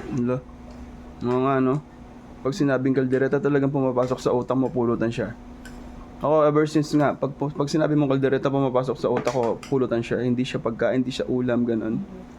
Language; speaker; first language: Filipino; native; Filipino